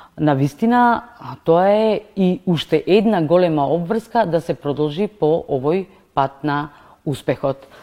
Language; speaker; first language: Macedonian; native; Macedonian